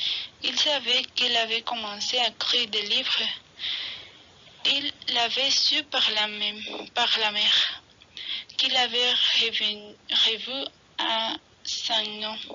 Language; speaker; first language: French; non-native, learner; Spanish